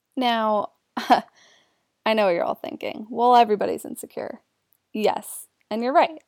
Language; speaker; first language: English; native; English